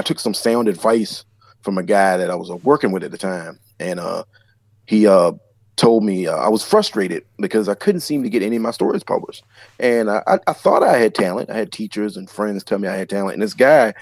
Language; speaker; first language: English; native; English